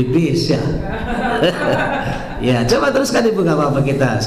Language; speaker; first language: Indonesian; native; Indonesian